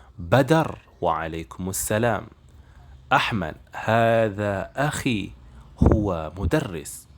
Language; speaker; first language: Arabic; non-native, fluent; Indonesian